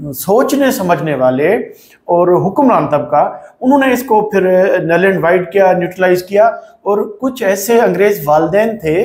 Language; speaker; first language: Urdu; non-native, local second language; Sindhi